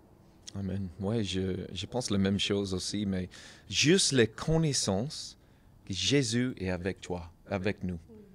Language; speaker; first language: French; non-native, learner; English